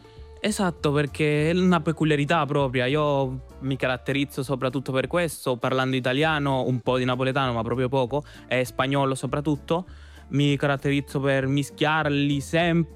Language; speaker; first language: Italian; non-native, fluent; Spanish